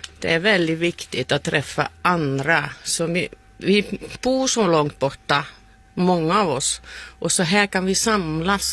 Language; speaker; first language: Swedish; non-native, fluent; Finnish